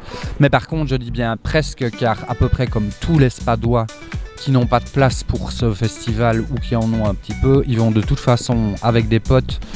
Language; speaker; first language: French; native; French